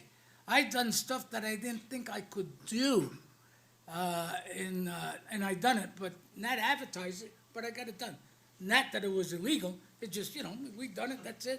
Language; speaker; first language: English; native; English